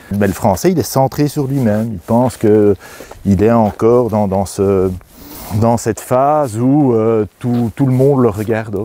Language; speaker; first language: French; native; French